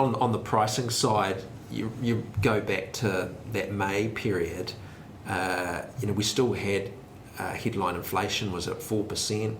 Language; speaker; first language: English; native; English